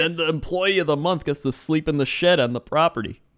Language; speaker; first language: English; native; English